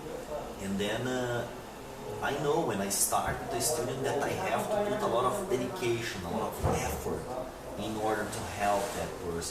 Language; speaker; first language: English; non-native, fluent; Portuguese